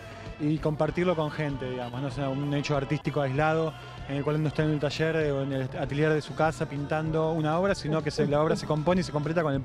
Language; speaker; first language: Spanish; native; Spanish